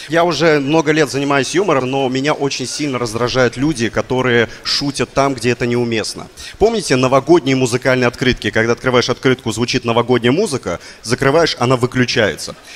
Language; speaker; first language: Russian; native; Russian